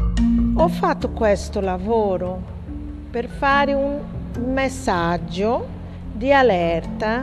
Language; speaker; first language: Italian; non-native, fluent; Portuguese